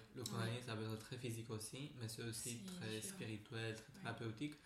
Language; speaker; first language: French; non-native, fluent; Romanian